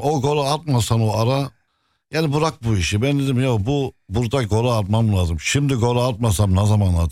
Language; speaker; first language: Turkish; non-native, fluent; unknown